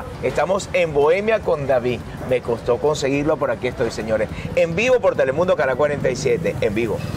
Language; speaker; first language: Spanish; native; Spanish